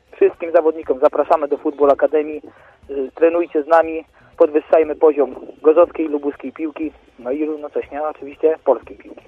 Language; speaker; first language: Polish; native; Polish